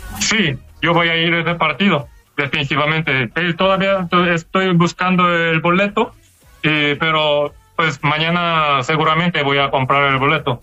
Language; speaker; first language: Spanish; non-native, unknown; Korean